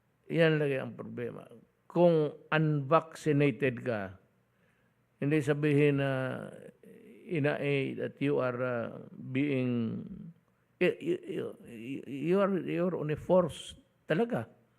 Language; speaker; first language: English; non-native, local second language; Cebuano